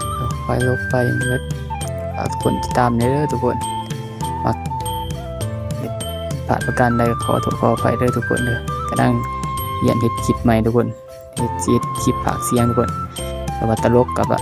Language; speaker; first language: Thai; non-native, local second language; Northeastern Thai